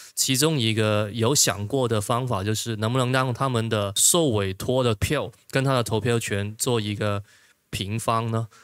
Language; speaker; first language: Chinese; non-native, local second language; Cantonese